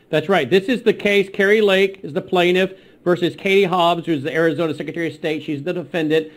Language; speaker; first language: English; native; English